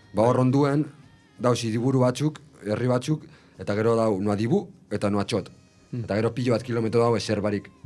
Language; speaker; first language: Basque; native; Basque